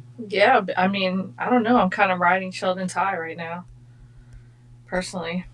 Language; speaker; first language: English; native; English